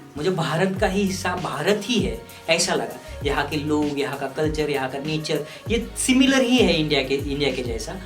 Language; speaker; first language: Hindi; non-native, local second language; Marathi